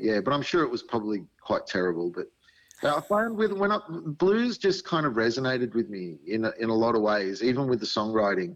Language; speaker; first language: English; native; English